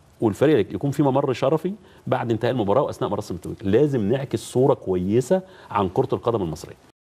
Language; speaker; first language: Arabic; native; Arabic